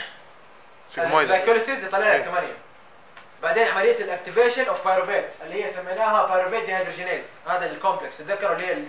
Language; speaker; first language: Arabic; native; Arabic